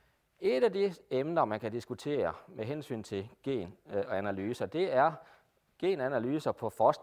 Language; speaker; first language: Danish; native; Danish